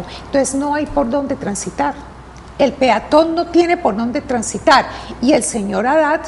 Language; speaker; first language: Spanish; native; Spanish